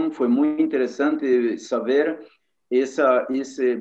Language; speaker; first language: Spanish; non-native, learner; Portuguese